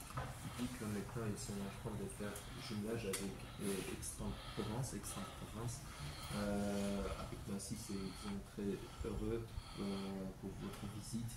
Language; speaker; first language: French; non-native, learner; Armenian